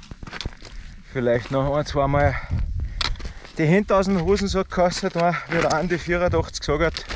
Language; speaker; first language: German; native; German